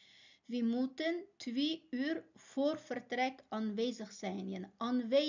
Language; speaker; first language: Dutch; non-native, fluent; Uyghur